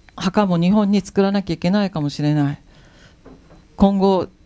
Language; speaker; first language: Japanese; native; Japanese